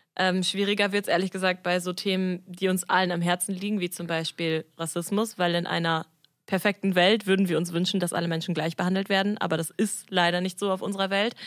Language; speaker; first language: German; native; German